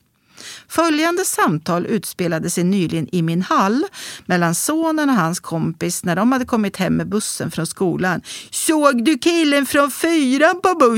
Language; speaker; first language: Swedish; native; Swedish